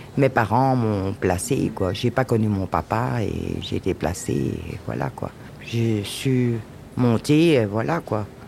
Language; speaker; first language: French; native; French